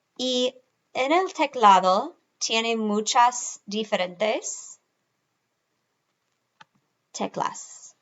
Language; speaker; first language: Spanish; non-native, fluent; English